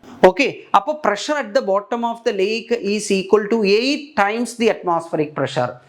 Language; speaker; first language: English; non-native, local second language; Malayalam